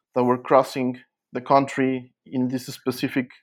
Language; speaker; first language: English; non-native, fluent; Spanish